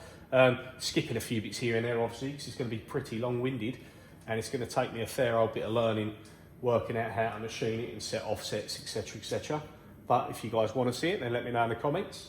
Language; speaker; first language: English; native; English